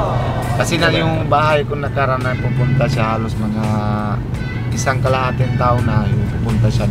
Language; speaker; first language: Filipino; non-native, local second language; Cebuano